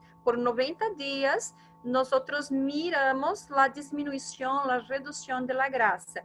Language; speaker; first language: Spanish; non-native, fluent; Portuguese